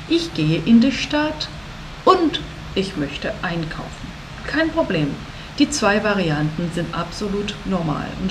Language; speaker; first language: German; non-native, fluent; Portuguese